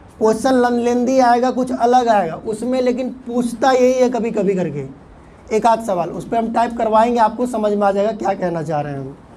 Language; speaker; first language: Hindi; native; Hindi